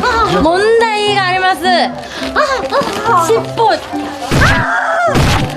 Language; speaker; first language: Japanese; non-native, learner; Korean